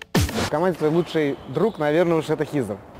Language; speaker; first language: Russian; native; Russian